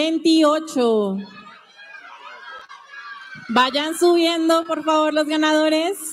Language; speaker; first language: Spanish; native; Spanish